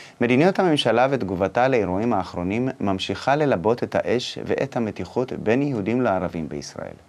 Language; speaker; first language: Hebrew; native; Hebrew